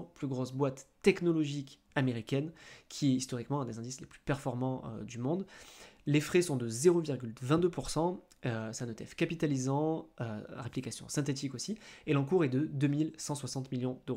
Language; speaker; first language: French; native; French